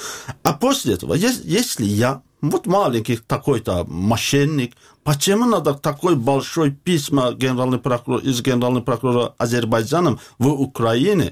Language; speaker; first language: Russian; non-native, learner; Azerbaijani